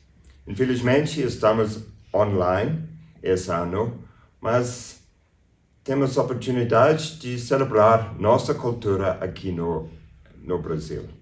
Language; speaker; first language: Portuguese; non-native, fluent; English